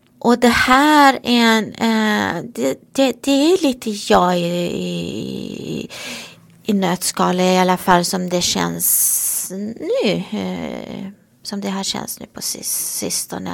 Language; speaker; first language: Swedish; non-native, fluent; Romanian